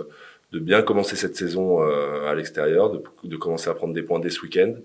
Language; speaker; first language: French; native; French